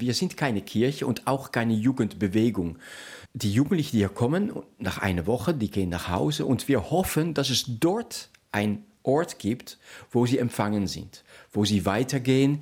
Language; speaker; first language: German; non-native, fluent; Dutch